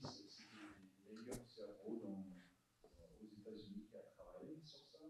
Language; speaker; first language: French; non-native, learner; English